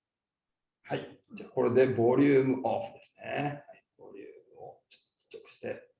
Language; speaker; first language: Japanese; native; Japanese